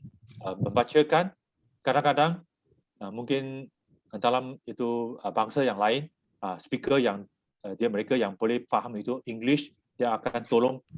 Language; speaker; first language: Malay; non-native, local second language; Chinese